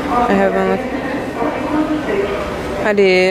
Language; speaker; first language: English; native; English